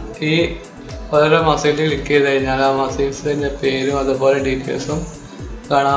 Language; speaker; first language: Malayalam; native; Malayalam